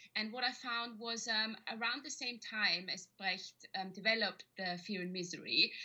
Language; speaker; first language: English; non-native, fluent; German